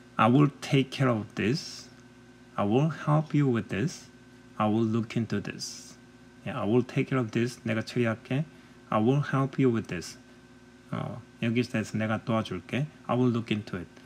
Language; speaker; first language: English; non-native, fluent; Korean